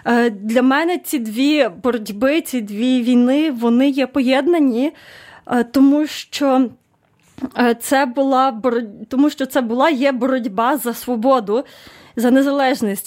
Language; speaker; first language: Ukrainian; native; Ukrainian